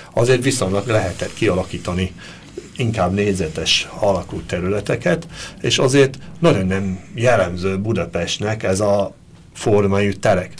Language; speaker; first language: Hungarian; early bilingual, heritage; Hungarian